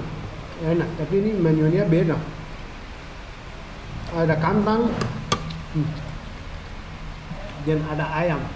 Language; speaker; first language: Indonesian; non-native, learner; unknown